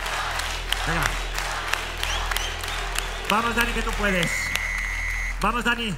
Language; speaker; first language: Spanish; native; Spanish